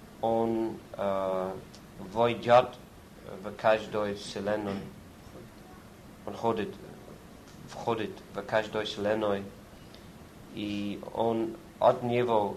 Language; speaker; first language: Russian; non-native, learner; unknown